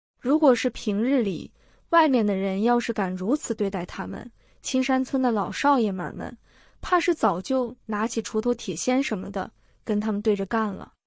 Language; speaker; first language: Chinese; native; Chinese